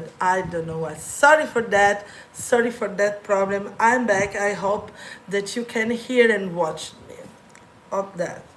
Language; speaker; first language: English; non-native, fluent; Italian